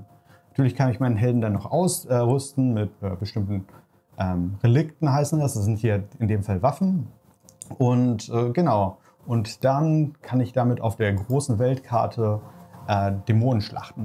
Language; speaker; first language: German; native; German